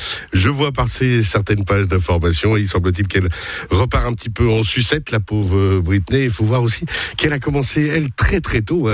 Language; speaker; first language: French; native; French